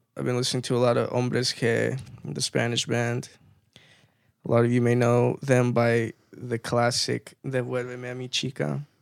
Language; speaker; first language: English; early bilingual, other home language; Spanish